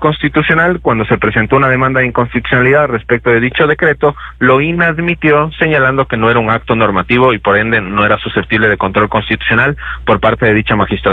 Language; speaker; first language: Spanish; native; Spanish